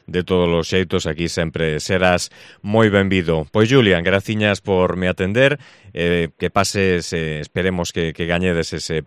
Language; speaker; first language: Galician; native; Galician